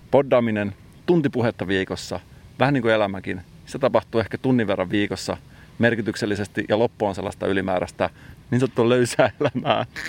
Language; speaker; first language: Finnish; native; Finnish